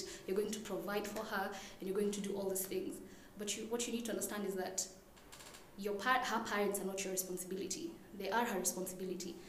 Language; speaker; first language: English; non-native, local second language; Somali